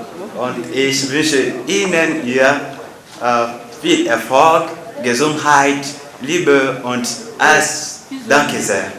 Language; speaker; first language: German; non-native, fluent; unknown